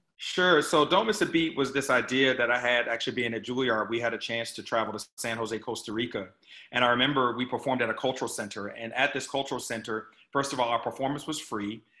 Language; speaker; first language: English; native; English